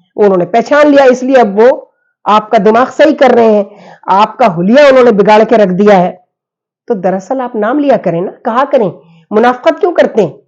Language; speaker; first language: Urdu; native; Urdu